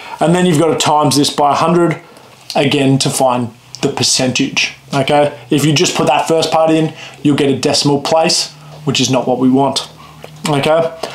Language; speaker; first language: English; native; English